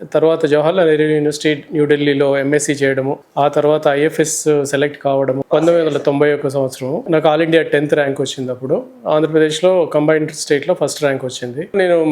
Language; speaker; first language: Telugu; native; Telugu